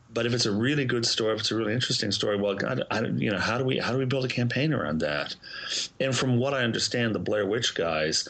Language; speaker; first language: English; native; English